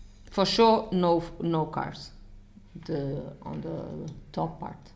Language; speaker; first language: English; non-native, fluent; Portuguese